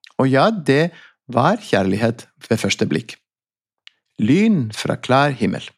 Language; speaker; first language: Norwegian; non-native, fluent; Greek